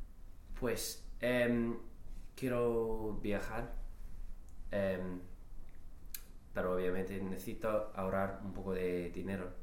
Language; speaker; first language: Spanish; non-native, learner; English